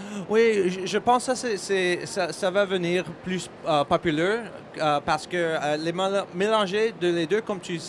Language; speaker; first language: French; non-native, learner; English